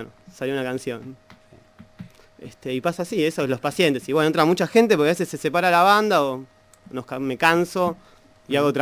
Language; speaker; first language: Spanish; native; Spanish